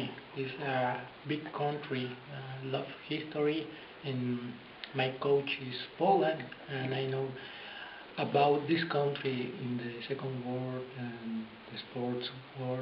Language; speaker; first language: English; non-native, learner; Spanish